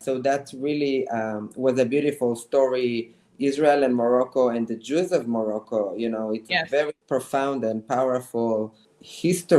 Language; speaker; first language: English; non-native, fluent; Hebrew